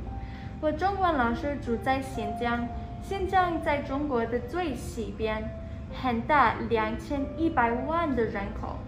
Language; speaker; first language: Chinese; non-native, fluent; English